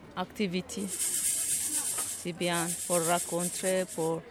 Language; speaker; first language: French; non-native, learner; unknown